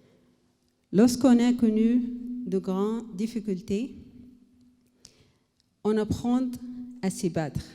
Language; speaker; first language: French; non-native, learner; Arabic